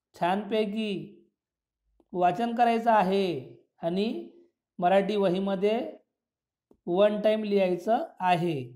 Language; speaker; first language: Marathi; non-native, local second language; Urdu